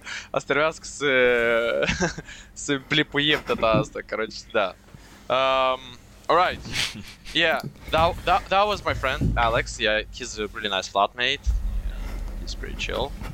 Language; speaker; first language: English; non-native, fluent; Romanian